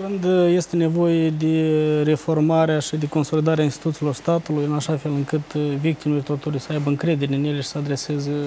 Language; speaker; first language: Romanian; native; Romanian